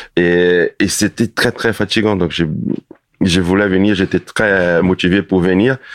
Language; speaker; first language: French; non-native, fluent; Portuguese